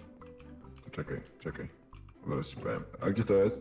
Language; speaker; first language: Polish; native; Polish